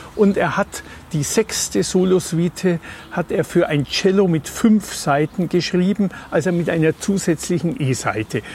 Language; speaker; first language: German; native; German